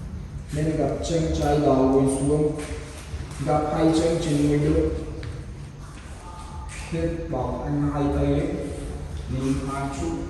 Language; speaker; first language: Vietnamese; non-native, learner; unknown